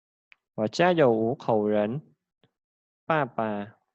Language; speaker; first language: Chinese; non-native, fluent; Khmer